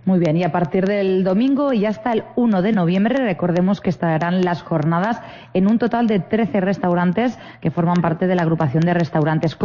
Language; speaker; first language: Spanish; non-native, local second language; Catalan